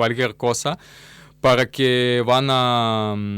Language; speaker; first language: Spanish; non-native, learner; Russian